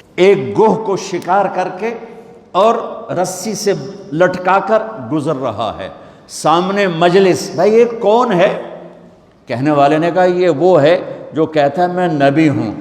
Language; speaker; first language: Urdu; non-native, local second language; Punjabi